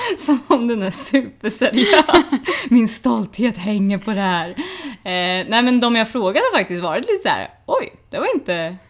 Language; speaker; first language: Swedish; native; Swedish